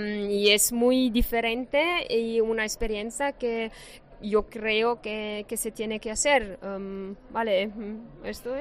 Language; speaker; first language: Spanish; non-native, fluent; German